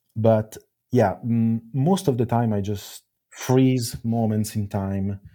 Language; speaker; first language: English; non-native, fluent; Italian